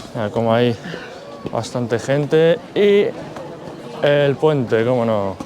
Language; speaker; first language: Spanish; native; Spanish